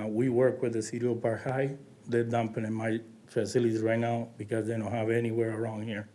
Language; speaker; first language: English; non-native, learner; Spanish